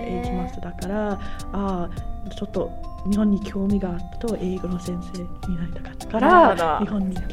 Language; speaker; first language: Japanese; non-native, learner; English